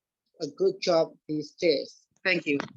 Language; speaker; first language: English; non-native, learner; Indonesian